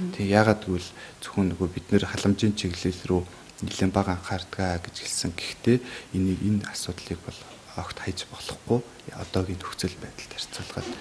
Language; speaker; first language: Mongolian; native; Mongolian